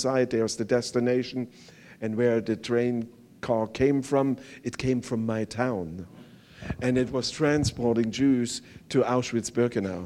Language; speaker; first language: English; non-native, fluent; German